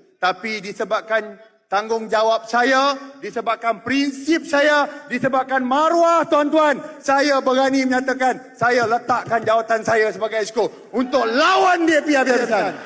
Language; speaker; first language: Malay; native; Malay